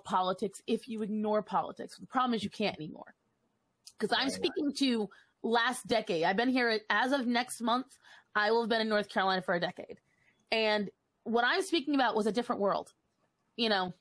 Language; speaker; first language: English; native; English